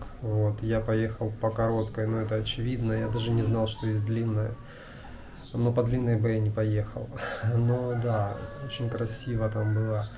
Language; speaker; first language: Russian; native; Russian